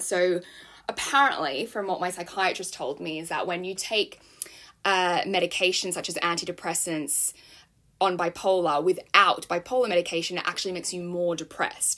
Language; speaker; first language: English; native; English